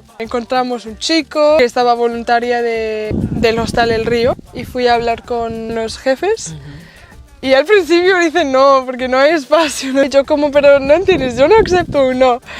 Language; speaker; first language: Spanish; non-native, fluent; German